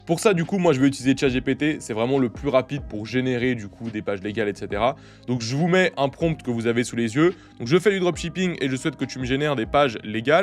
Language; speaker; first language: French; native; French